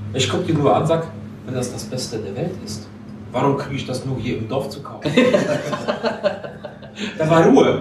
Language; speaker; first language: German; native; German